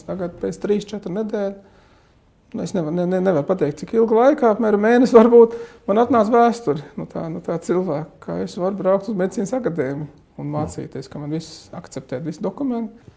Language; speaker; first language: Latvian; non-native, fluent; Arabic